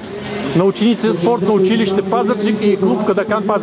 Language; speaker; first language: Bulgarian; non-native, learner; Russian